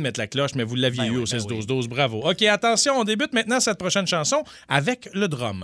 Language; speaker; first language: French; native; French